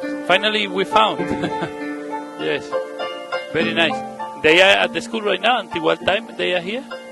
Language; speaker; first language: English; non-native, learner; Spanish